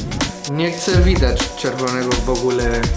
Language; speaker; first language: Polish; non-native, learner; Spanish